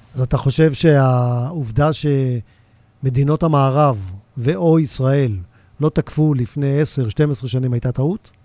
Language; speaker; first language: Hebrew; native; Hebrew